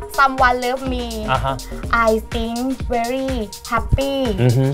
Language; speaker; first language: English; non-native, learner; Thai